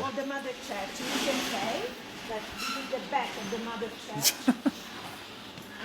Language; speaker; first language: English; non-native, fluent; Italian